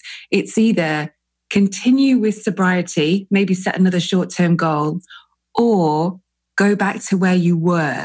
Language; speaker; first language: English; native; English